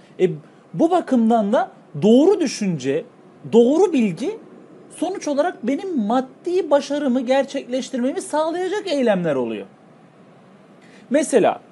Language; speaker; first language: Turkish; native; Turkish